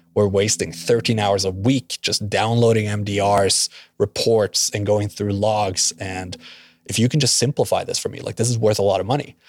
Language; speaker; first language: English; non-native, fluent; Norwegian